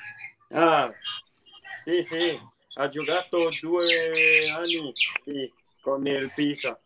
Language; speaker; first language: Italian; non-native, learner; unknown